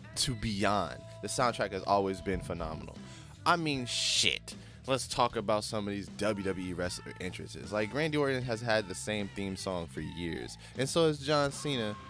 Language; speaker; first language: English; native; English